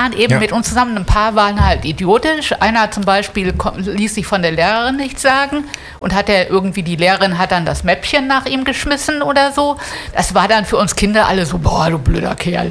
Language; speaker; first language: German; native; German